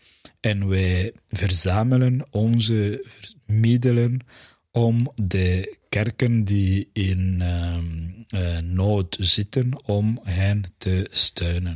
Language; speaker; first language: Dutch; non-native, fluent; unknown